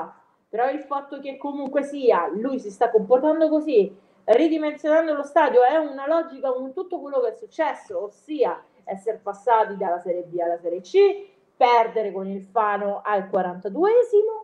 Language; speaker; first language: Italian; native; Italian